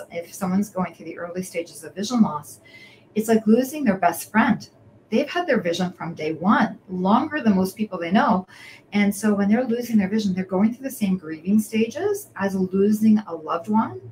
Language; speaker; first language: English; native; English